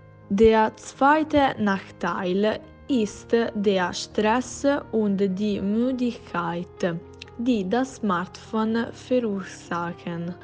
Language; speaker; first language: German; non-native, learner; Italian